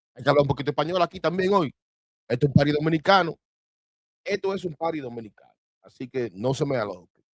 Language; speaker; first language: Spanish; early bilingual, heritage; Spanish